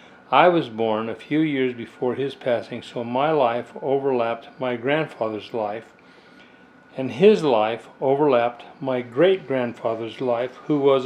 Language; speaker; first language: English; native; English